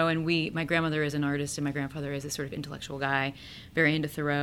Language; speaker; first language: English; native; English